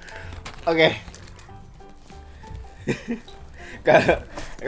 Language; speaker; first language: Indonesian; native; Indonesian